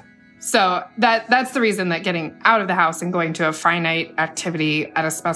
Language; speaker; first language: English; native; English